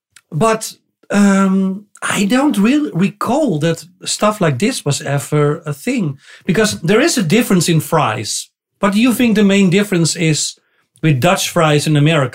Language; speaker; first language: English; non-native, fluent; Dutch